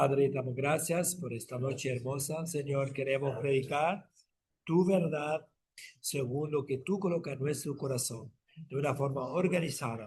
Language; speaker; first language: Spanish; non-native, fluent; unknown